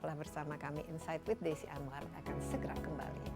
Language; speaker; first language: Indonesian; native; Indonesian